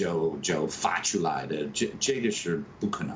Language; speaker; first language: Chinese; non-native, fluent; English